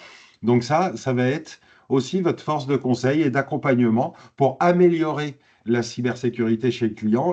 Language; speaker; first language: French; native; French